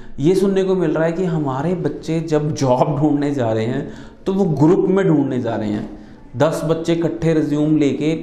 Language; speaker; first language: Hindi; non-native, local second language; Punjabi